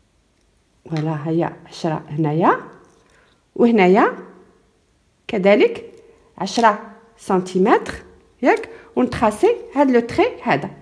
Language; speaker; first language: Arabic; native; Arabic